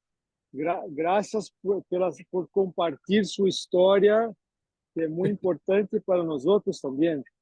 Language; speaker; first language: Spanish; non-native, learner; Portuguese